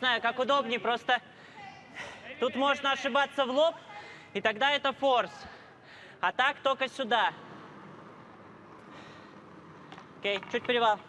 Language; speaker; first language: Russian; native; Russian